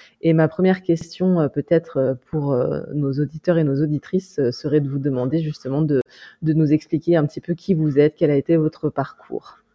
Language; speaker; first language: French; native; French